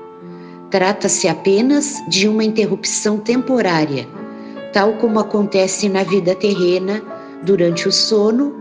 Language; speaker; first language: Portuguese; native; Portuguese